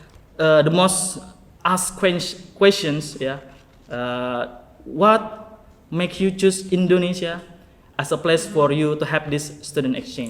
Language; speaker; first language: English; non-native, learner; Indonesian